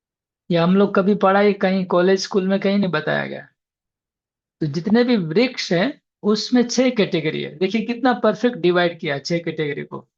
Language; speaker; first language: Hindi; non-native, local second language; Bangla